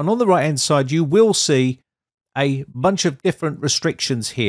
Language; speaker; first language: English; native; English